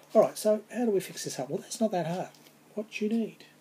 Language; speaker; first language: English; native; English